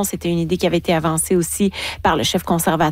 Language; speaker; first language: French; native; French